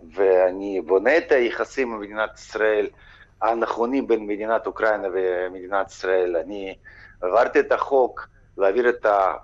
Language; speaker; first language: Hebrew; early bilingual, other home language; Ukrainian